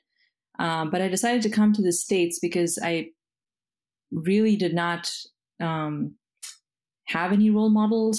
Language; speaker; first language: English; non-native, local second language; Hindi